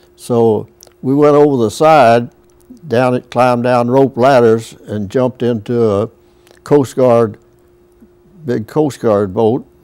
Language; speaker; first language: English; native; English